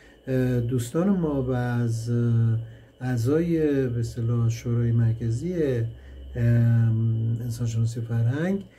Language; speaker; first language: Persian; native; Persian